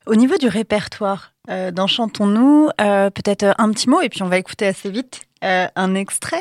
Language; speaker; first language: French; native; French